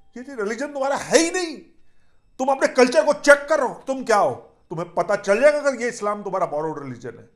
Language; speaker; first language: Hindi; native; Hindi